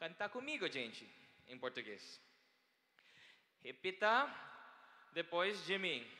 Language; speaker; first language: Portuguese; non-native, learner; Filipino